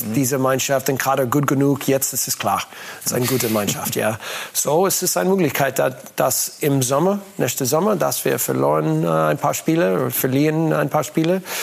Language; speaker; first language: German; non-native, learner; English